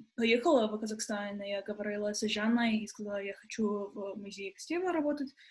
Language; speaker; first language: Russian; non-native, fluent; English